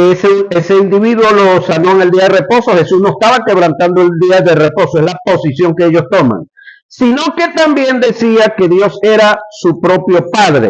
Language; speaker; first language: Spanish; native; Spanish